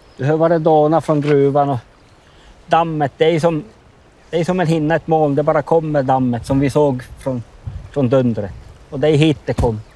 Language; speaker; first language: Swedish; native; Swedish